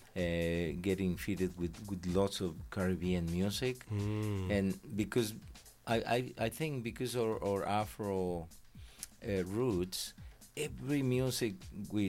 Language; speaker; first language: English; non-native, fluent; Spanish